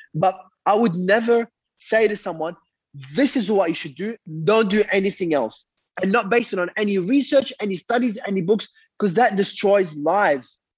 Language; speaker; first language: English; early bilingual, other home language; Arabic